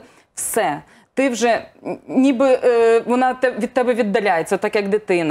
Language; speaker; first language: Ukrainian; native; Ukrainian